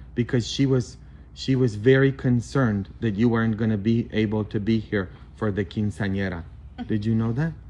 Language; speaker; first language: English; non-native, fluent; Polish